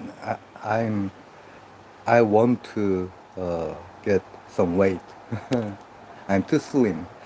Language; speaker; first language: English; non-native, learner; Korean